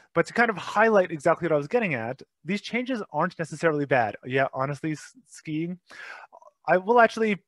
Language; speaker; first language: English; native; English